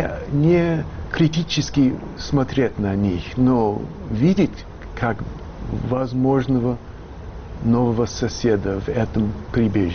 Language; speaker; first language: Russian; non-native, fluent; English